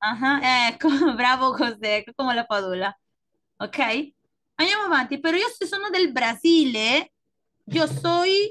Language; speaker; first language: Italian; non-native, fluent; Spanish